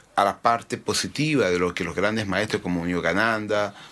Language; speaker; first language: Spanish; early bilingual, heritage; Spanish